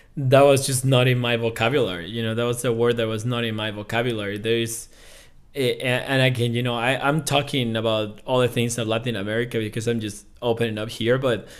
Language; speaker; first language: English; non-native, fluent; Spanish